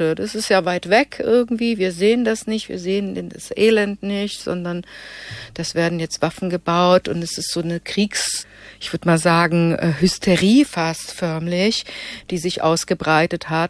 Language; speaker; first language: German; native; German